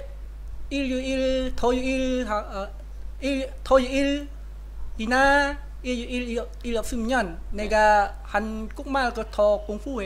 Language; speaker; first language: Korean; non-native, learner; Khmer